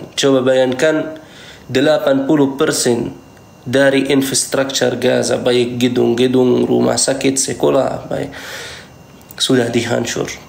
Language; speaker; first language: Indonesian; non-native, fluent; Arabic